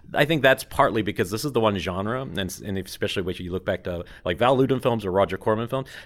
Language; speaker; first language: English; native; English